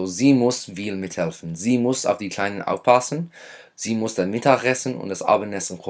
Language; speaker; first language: German; non-native, fluent; English